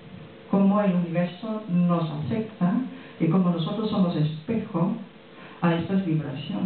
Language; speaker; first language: Spanish; non-native, fluent; French